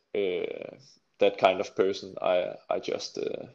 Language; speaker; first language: English; non-native, fluent; Danish